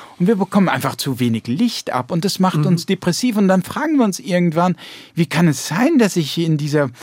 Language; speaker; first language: German; early bilingual, heritage; German